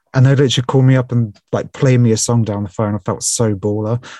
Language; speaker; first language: English; native; English